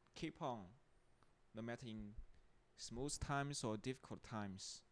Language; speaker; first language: English; non-native, fluent; Chinese